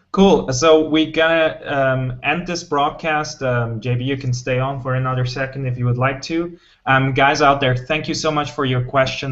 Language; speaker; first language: English; non-native, fluent; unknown